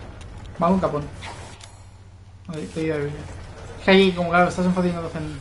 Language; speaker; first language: Spanish; native; Spanish